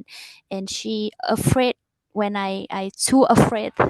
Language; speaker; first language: English; non-native, learner; Vietnamese